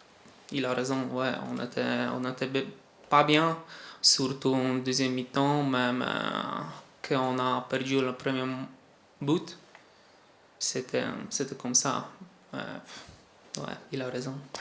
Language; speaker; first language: French; non-native, fluent; Polish